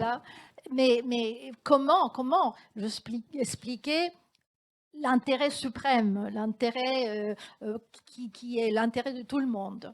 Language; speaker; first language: French; non-native, fluent; Italian